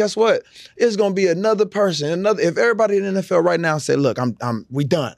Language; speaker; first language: English; native; English